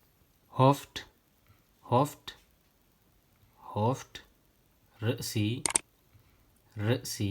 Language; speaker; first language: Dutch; non-native, fluent; Tigrinya